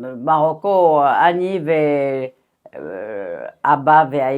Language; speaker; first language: Hebrew; non-native, learner; French